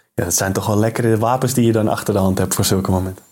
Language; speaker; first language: Dutch; native; Dutch